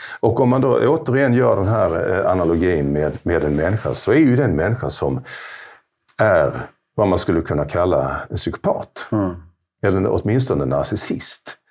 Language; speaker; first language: Swedish; native; Swedish